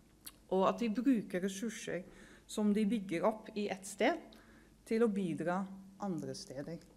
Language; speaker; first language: Norwegian; non-native, fluent; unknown